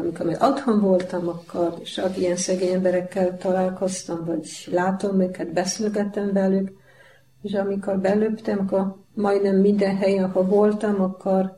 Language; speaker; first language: Hungarian; non-native, fluent; Polish